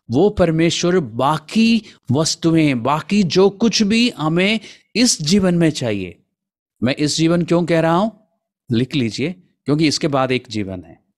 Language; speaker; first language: Hindi; non-native, local second language; Malayalam